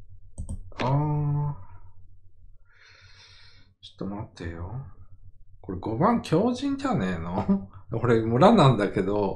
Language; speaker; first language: Japanese; native; Japanese